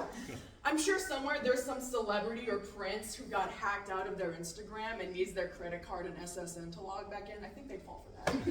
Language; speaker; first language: English; native; English